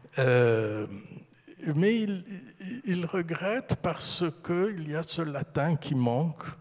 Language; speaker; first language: French; early bilingual, heritage; French